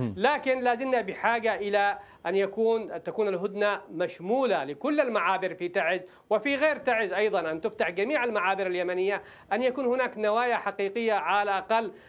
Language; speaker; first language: Arabic; native; Arabic